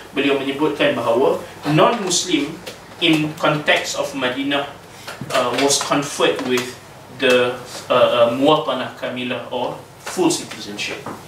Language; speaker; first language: English; non-native, local second language; Malay